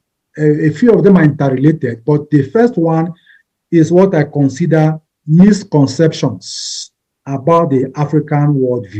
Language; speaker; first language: English; non-native, local second language; Igbo